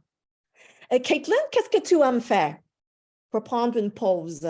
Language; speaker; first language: French; non-native, fluent; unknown